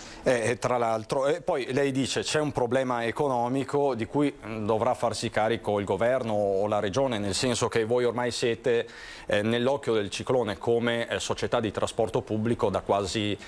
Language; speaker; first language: Italian; native; Italian